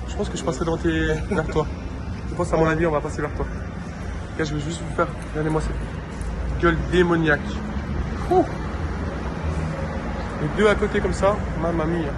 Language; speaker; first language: French; native; French